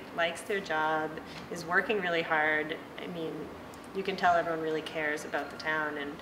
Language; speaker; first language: English; native; English